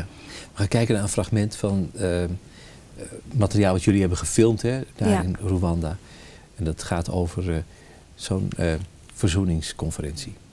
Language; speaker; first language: Dutch; native; Dutch